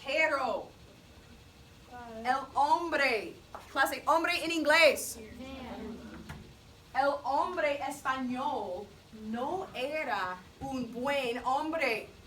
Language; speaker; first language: Spanish; non-native, fluent; English